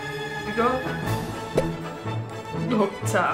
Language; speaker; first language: Korean; non-native, learner; English